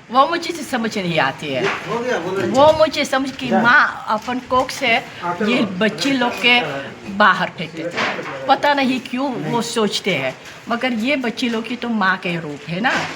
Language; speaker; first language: Hindi; early bilingual, heritage; Hindi